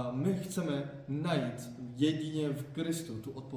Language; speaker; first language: Czech; non-native, fluent; Korean